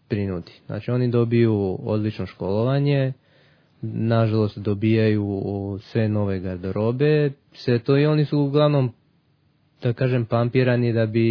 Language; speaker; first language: Serbian; early bilingual, heritage; Serbian